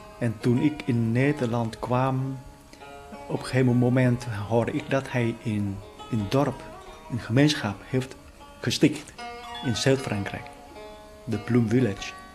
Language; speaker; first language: Dutch; non-native, fluent; Vietnamese